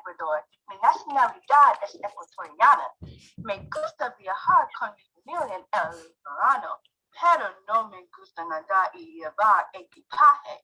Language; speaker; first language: Spanish; non-native, learner; English